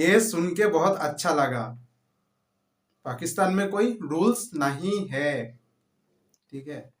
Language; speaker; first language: Hindi; non-native, local second language; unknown